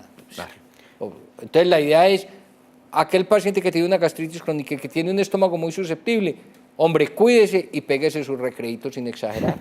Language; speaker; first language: Spanish; native; Spanish